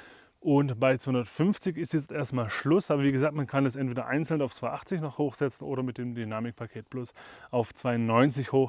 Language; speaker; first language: German; native; German